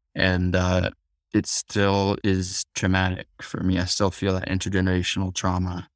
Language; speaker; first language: English; native; English